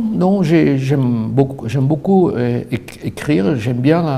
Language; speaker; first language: French; non-native, fluent; Portuguese